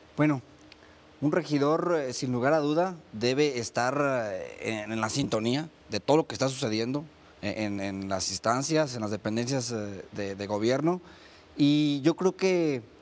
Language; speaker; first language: Spanish; native; Spanish